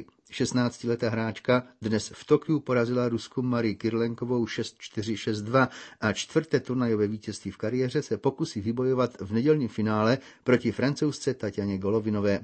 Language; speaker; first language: Czech; native; Czech